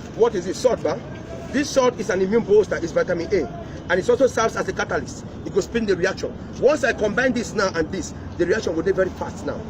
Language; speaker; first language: Nigerian Pidgin; non-native, local second language; Yoruba